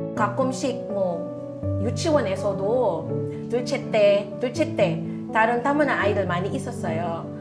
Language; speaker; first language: Korean; non-native, fluent; Filipino